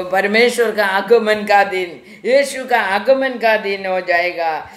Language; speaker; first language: Hindi; non-native, local second language; Malayalam